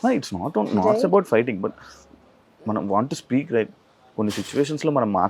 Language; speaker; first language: Telugu; native; Telugu